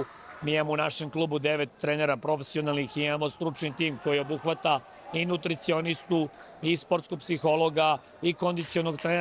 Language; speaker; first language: Serbian; native; Serbian